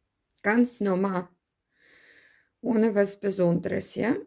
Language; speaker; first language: German; non-native, learner; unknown